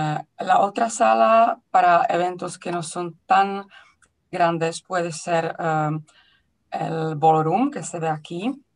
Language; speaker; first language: Spanish; non-native, fluent; Czech